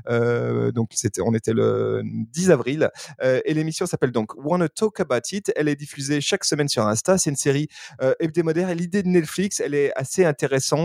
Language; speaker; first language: French; native; French